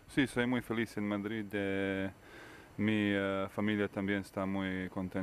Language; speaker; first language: Spanish; non-native, learner; Bosnian